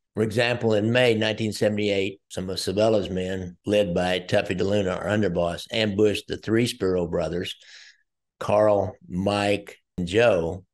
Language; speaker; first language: English; native; English